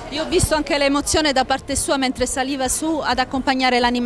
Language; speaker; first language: Italian; native; Italian